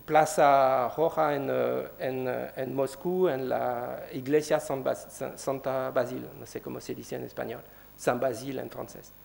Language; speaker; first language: Spanish; non-native, learner; French